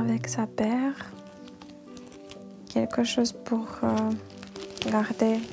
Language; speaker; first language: French; non-native, learner; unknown